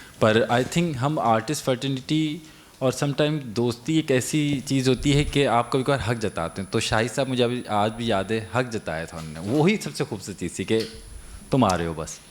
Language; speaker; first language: Urdu; native; Urdu